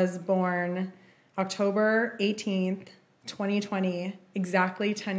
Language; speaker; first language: English; native; English